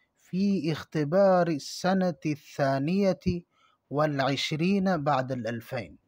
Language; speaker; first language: Arabic; non-native, fluent; Urdu